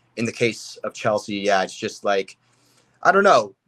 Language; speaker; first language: English; native; English